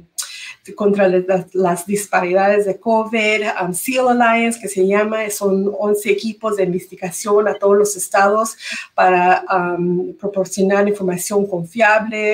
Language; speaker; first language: Spanish; early bilingual, heritage; Spanish